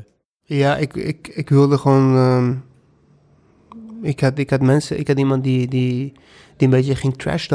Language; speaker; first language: Dutch; non-native, fluent; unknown